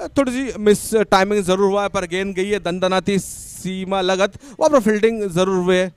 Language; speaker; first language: Hindi; non-native, local second language; Marathi